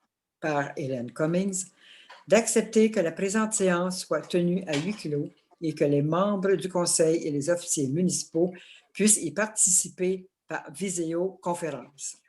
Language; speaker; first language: French; native; French